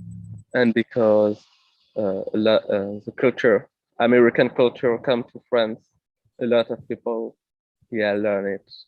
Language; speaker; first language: English; non-native, fluent; French